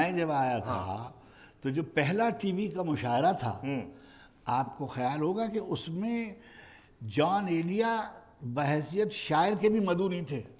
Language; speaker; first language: Urdu; native; Urdu